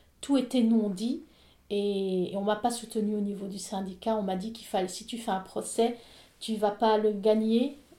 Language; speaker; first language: French; native; French